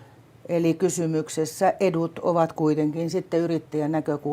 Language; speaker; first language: Finnish; native; Finnish